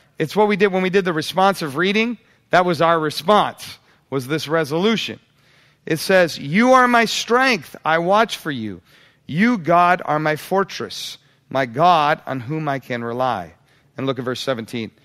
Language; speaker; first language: English; native; English